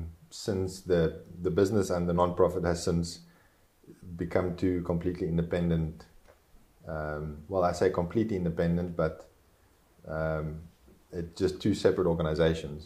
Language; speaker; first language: English; non-native, local second language; Afrikaans